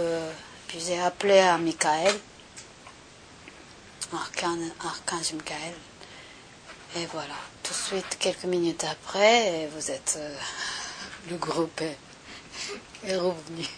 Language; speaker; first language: French; non-native, learner; Japanese